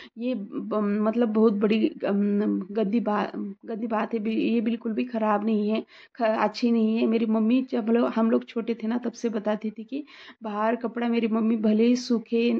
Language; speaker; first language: Hindi; non-native, local second language; Marathi